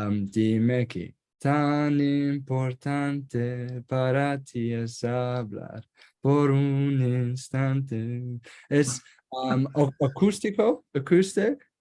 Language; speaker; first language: Spanish; non-native, learner; Kurdish